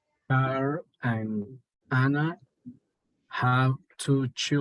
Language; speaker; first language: English; non-native, learner; Spanish